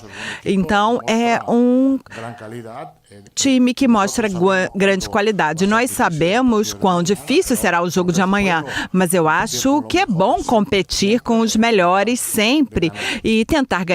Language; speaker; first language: Portuguese; non-native, fluent; Italian